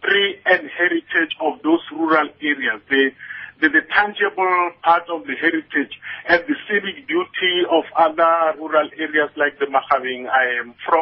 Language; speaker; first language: English; non-native, local second language; Northern Sotho